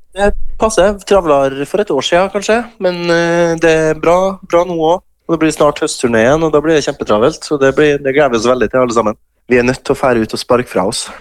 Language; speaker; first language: Norwegian; native; Norwegian